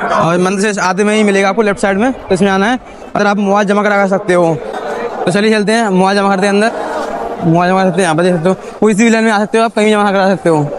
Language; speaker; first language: Hindi; native; Hindi